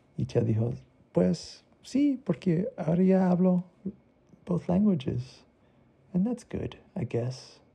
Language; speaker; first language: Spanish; early bilingual, heritage; Spanish